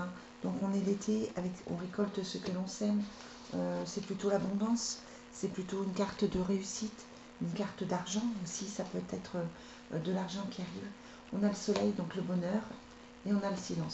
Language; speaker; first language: French; native; French